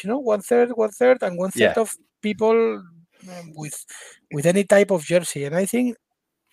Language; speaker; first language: English; non-native, fluent; Spanish